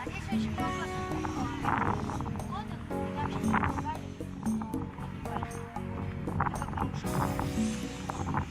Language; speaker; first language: Russian; native; Russian